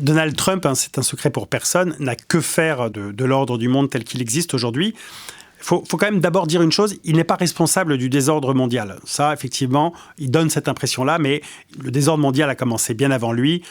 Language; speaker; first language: French; native; French